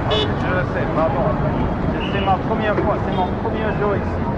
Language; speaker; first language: French; non-native, learner; English